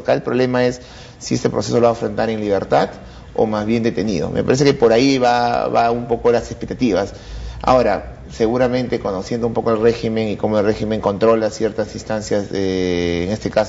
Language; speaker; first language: Spanish; native; Spanish